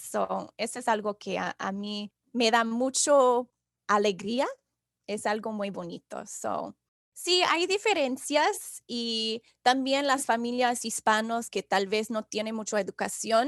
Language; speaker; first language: Spanish; non-native, fluent; English